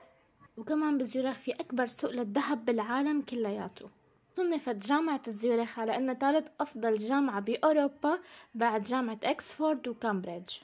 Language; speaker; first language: Arabic; native; Arabic